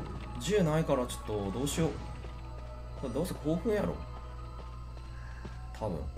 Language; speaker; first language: Japanese; native; Japanese